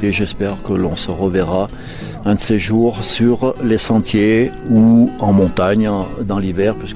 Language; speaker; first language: French; native; French